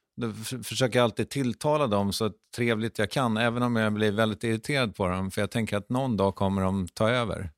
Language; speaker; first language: Swedish; native; Swedish